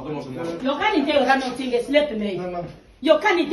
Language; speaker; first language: Swedish; non-native, learner; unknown